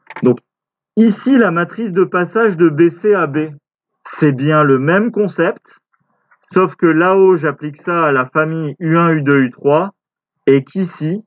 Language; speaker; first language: French; native; French